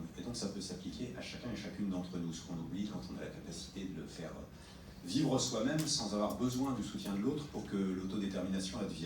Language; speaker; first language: French; native; French